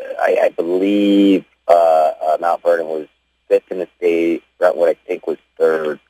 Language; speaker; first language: English; native; English